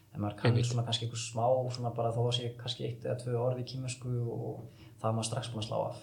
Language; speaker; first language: Icelandic; early bilingual, heritage; Icelandic